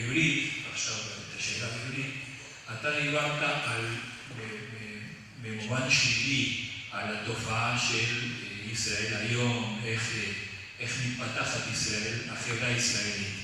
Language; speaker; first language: Hebrew; non-native, fluent; Spanish